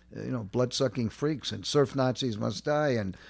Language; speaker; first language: English; native; English